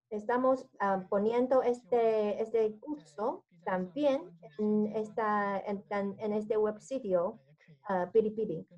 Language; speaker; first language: Spanish; non-native, learner; Chinese